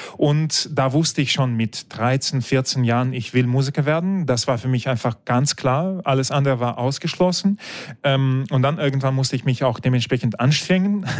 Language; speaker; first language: German; non-native, fluent; Russian